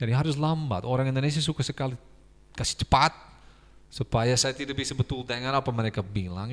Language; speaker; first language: Indonesian; non-native, fluent; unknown